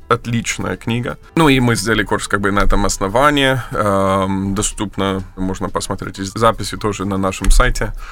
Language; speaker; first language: Russian; non-native, fluent; English